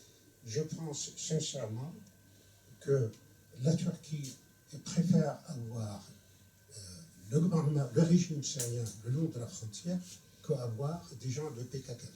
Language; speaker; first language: French; non-native, fluent; Arabic